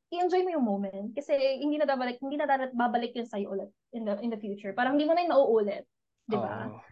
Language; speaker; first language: Filipino; native; Filipino